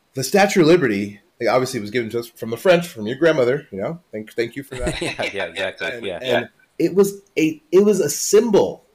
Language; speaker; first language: English; native; English